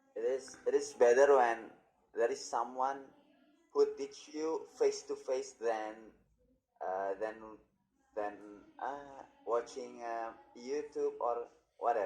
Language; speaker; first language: English; non-native, learner; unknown